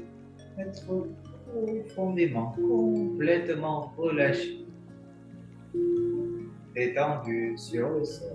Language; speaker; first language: French; native; French